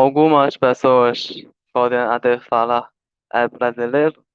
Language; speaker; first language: Portuguese; non-native, learner; Chinese